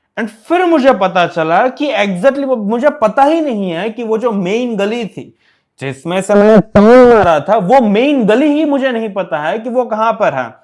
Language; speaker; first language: Hindi; non-native, local second language; Gujarati